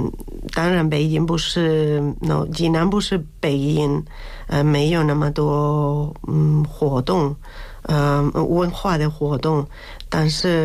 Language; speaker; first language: Chinese; non-native, fluent; Spanish